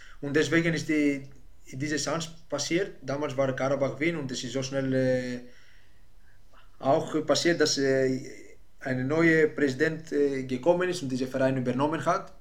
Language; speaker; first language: German; non-native, fluent; Greek